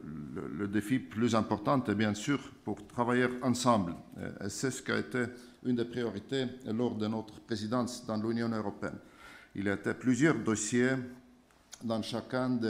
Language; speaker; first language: French; non-native, fluent; Estonian